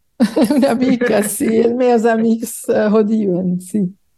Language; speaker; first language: Catalan; non-native, fluent; German